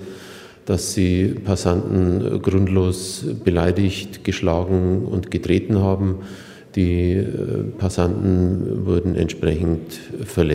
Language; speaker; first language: German; native; German